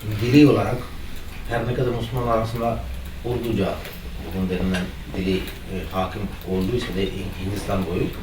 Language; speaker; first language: Turkish; non-native, fluent; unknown